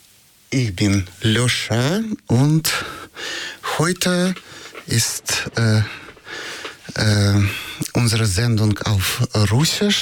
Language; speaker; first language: German; non-native, fluent; Russian